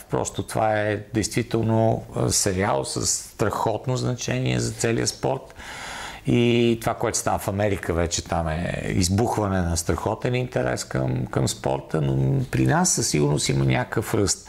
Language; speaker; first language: Bulgarian; native; Bulgarian